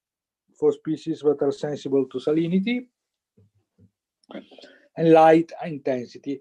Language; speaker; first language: English; non-native, fluent; Italian